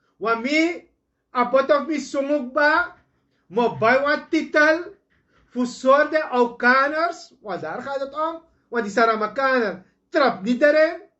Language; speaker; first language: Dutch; native; Dutch